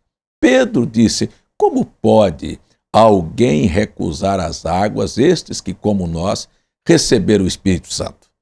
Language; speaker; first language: Portuguese; native; Portuguese